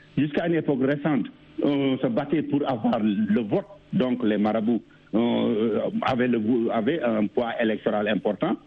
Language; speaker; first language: French; non-native, local second language; Wolof